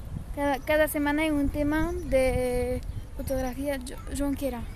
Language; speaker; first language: Spanish; non-native, fluent; Bulgarian